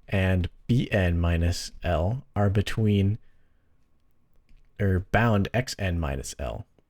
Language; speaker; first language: English; native; English